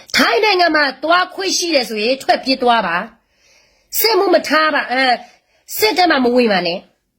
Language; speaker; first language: Burmese; non-native, local second language; S'gaw Karen